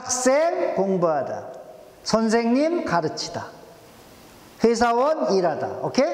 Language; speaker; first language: Korean; non-native, fluent; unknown